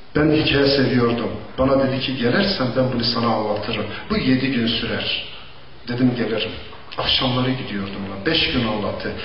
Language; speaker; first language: Turkish; non-native, local second language; Zaza